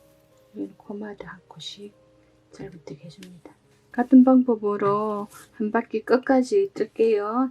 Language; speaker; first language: Korean; native; Korean